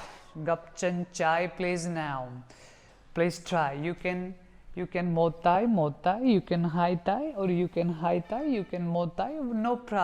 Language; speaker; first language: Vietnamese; non-native, learner; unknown